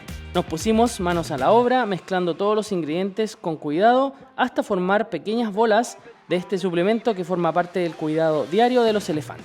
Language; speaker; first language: Spanish; native; Spanish